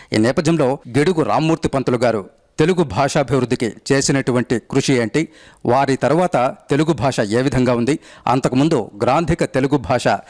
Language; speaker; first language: Telugu; native; Telugu